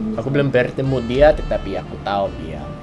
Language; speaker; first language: Indonesian; non-native, fluent; English